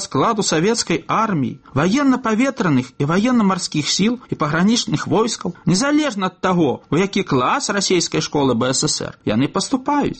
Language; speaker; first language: Belarusian; native; Belarusian